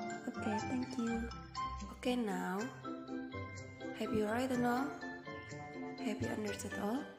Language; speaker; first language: English; non-native, learner; Indonesian